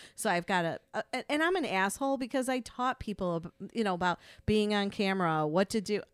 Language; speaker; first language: English; native; English